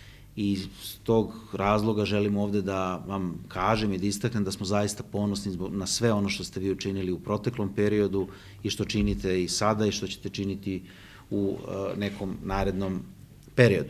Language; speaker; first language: Bosnian; native; Bosnian